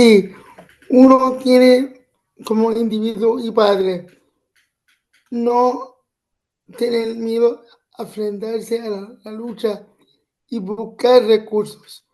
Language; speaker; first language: Spanish; early bilingual, other home language; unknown